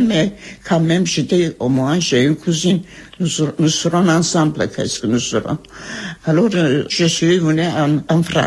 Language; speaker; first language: French; non-native, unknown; Armenian